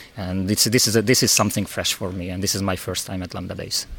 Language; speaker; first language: English; non-native, fluent; Hungarian